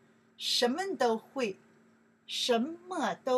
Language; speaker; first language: Chinese; non-native, learner; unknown